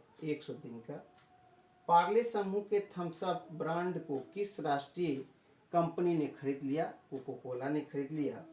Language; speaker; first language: Hindi; native; Hindi